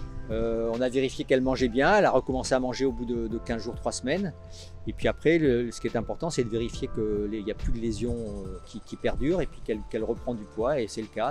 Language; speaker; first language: French; native; French